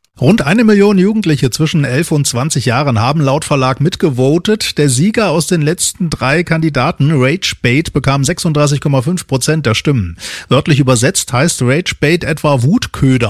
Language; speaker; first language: German; native; German